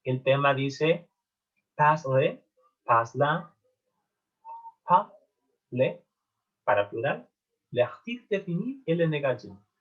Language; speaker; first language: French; non-native, learner; Spanish